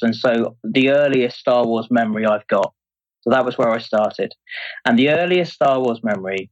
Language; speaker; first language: English; native; English